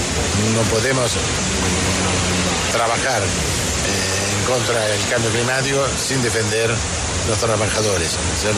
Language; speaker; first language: Spanish; non-native, fluent; Italian